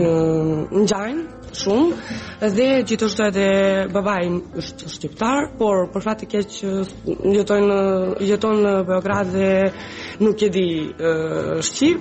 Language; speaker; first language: Albanian; non-native, learner; Serbian